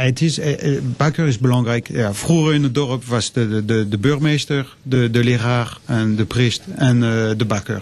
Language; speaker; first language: Dutch; non-native, fluent; French